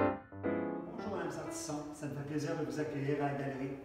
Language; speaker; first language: French; native; French